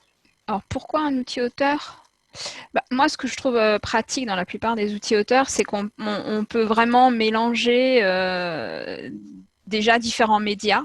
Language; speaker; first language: French; native; French